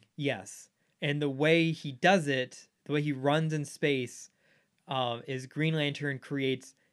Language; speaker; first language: English; native; English